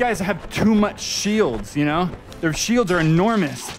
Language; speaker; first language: English; native; English